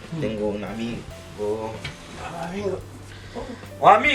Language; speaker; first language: Spanish; non-native, learner; Haitian Creole